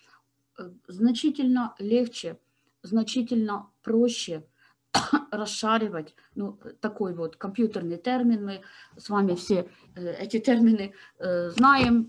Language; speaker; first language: Russian; native; Russian